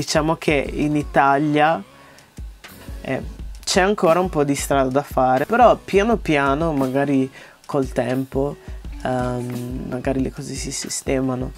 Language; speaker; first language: Italian; early bilingual, other home language; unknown